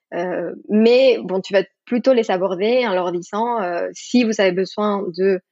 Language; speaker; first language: French; non-native, fluent; Spanish